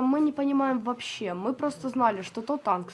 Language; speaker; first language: Russian; native; Russian